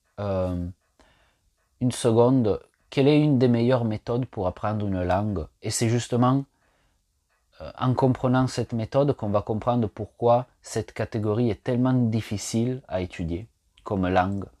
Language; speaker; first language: French; non-native, fluent; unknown